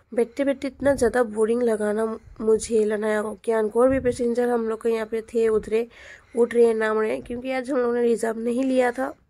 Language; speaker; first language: Hindi; non-native, local second language; Bangla